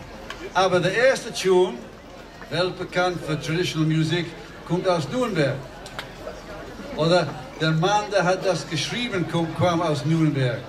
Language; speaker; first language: German; non-native, learner; English